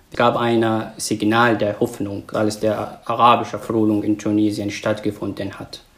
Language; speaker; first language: German; non-native, fluent; Arabic